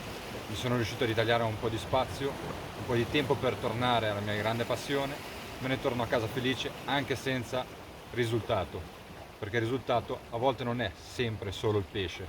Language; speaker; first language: Italian; native; Italian